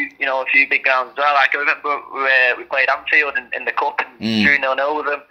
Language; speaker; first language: English; native; English